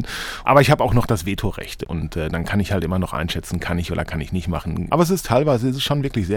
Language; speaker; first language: German; native; German